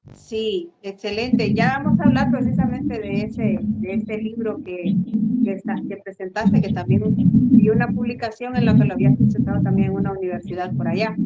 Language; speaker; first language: Spanish; native; Spanish